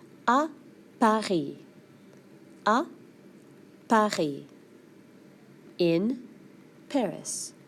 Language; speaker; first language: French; non-native, fluent; English